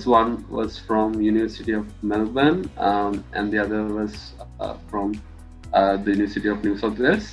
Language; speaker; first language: English; non-native, local second language; Sinhala